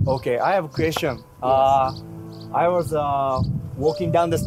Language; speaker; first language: English; non-native, learner; Japanese